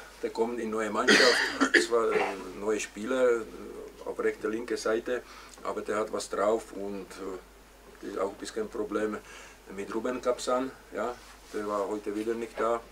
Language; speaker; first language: German; non-native, fluent; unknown